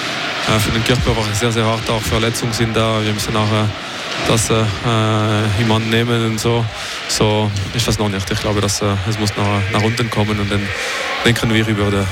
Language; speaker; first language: German; non-native, local second language; French